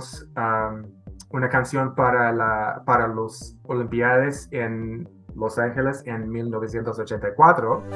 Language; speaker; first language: Spanish; non-native, fluent; English